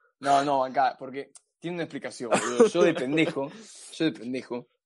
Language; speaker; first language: Spanish; native; Spanish